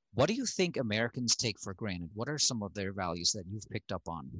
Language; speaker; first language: English; non-native, fluent; German